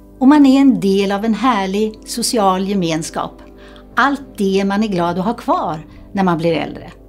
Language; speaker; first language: Swedish; native; Swedish